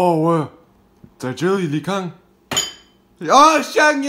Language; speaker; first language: Chinese; non-native, learner; English